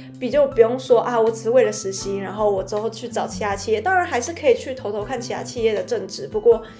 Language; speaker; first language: Chinese; native; Chinese